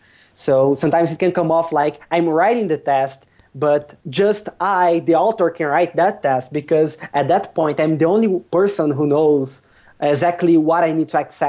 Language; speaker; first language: English; non-native, fluent; Portuguese